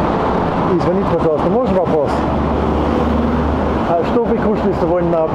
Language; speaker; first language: Russian; non-native, learner; English